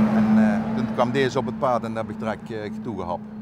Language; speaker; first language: Dutch; native; Dutch